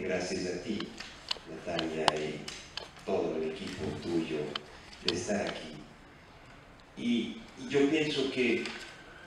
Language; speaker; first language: Spanish; non-native, fluent; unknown